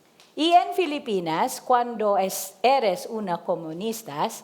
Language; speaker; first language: Spanish; non-native, learner; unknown